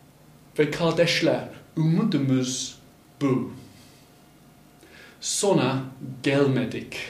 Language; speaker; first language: Turkish; non-native, fluent; English